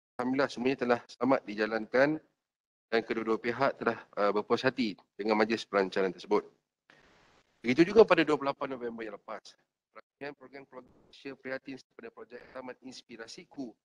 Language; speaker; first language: Malay; native; Malay